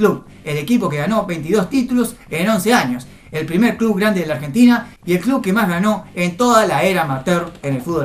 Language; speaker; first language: Spanish; native; Spanish